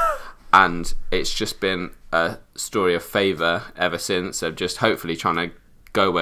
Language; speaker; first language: English; native; English